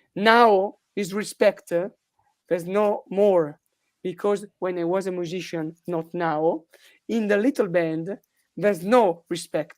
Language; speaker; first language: English; non-native, learner; Italian